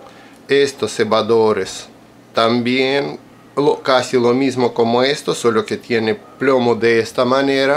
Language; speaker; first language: Spanish; non-native, fluent; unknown